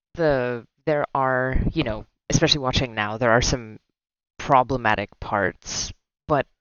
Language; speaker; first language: English; non-native, local second language; Filipino